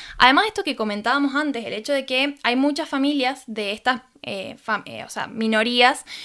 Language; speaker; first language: Spanish; native; Spanish